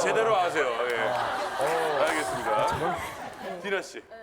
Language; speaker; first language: Korean; native; Korean